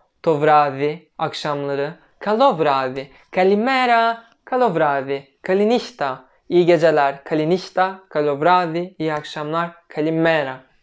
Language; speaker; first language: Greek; non-native, learner; Turkish